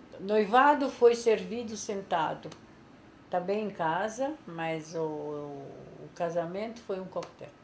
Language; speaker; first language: Portuguese; non-native, fluent; French